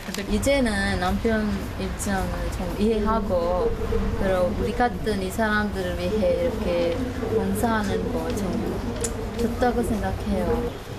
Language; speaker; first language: Korean; non-native, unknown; Sinhala